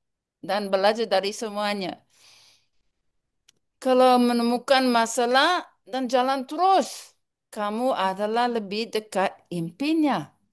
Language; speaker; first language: Indonesian; non-native, learner; English